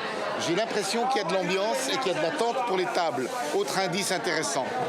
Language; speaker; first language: French; native; French